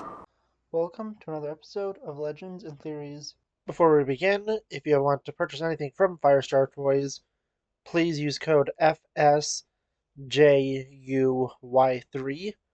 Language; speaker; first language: English; native; English